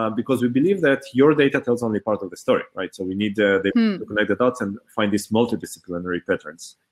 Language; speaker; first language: English; early bilingual, other home language; Hebrew